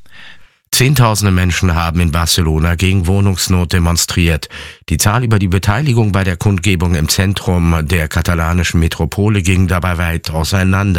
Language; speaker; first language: German; native; German